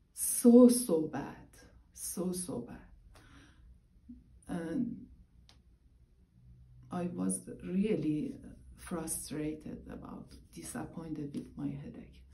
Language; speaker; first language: English; non-native, learner; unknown